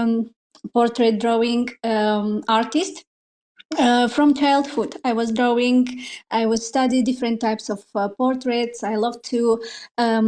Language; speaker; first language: English; non-native, fluent; Romanian